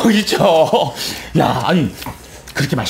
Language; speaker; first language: Korean; native; Korean